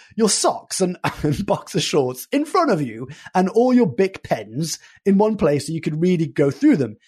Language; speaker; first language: English; early bilingual, other home language; French